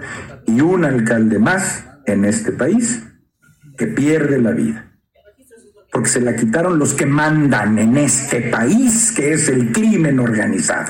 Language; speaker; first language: Spanish; native; Spanish